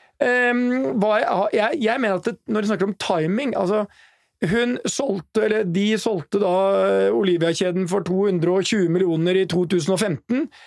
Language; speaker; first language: Norwegian; native; Norwegian